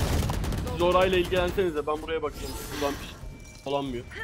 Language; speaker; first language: Turkish; native; Turkish